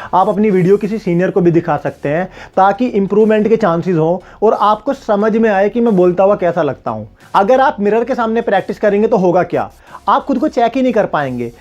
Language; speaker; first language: Hindi; native; Hindi